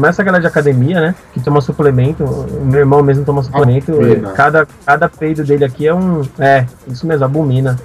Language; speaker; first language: Portuguese; native; Portuguese